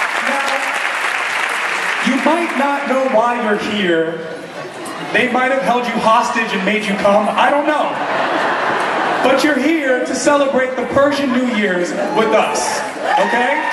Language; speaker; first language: English; early bilingual, other home language; Persian